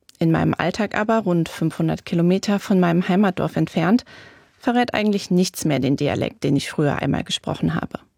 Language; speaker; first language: German; native; German